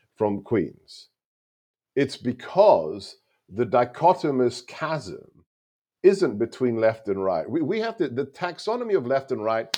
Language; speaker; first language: English; non-native, local second language; Hungarian